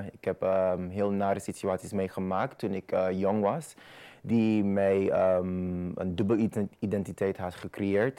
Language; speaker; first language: Dutch; non-native, fluent; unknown